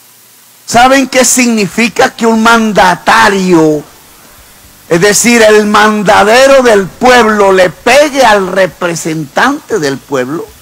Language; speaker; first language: Spanish; native; Spanish